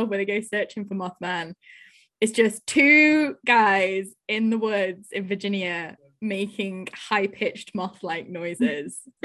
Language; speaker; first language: English; native; English